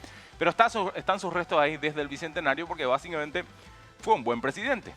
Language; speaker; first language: Spanish; native; Spanish